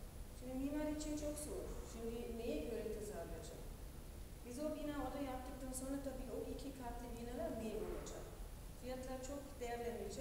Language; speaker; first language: Turkish; non-native, fluent; German